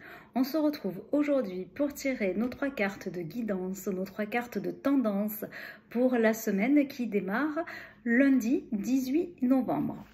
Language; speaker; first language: French; native; French